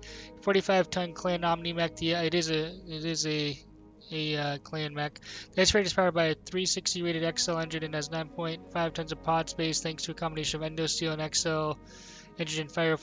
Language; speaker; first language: English; native; English